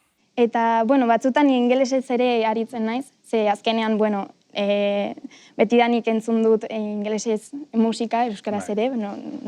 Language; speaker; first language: Basque; non-native, local second language; Spanish